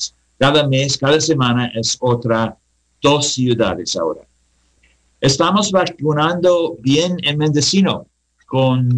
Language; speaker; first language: Spanish; non-native, learner; English